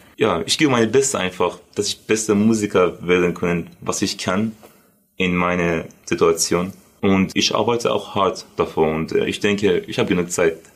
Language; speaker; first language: German; non-native, learner; Persian